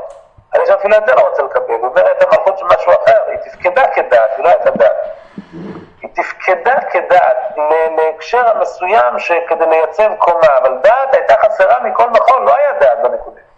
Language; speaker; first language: Hebrew; native; Hebrew